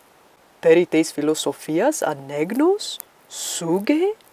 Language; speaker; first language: Greek; non-native, learner; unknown